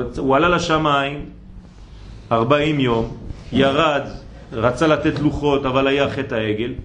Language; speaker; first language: Hebrew; non-native, fluent; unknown